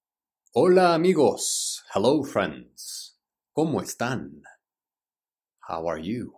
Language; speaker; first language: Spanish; early bilingual, heritage; Spanish